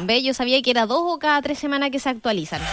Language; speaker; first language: Spanish; native; Spanish